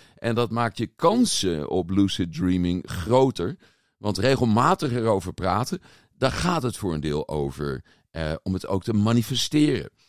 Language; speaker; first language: Dutch; native; Dutch